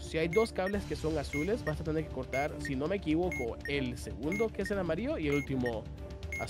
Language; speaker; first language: Spanish; native; Spanish